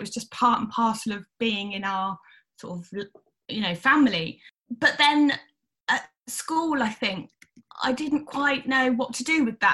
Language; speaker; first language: English; native; English